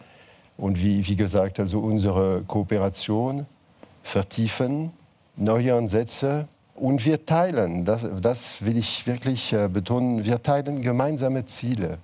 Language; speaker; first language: German; non-native, fluent; French